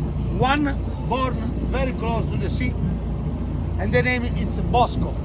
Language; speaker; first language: English; non-native, fluent; Italian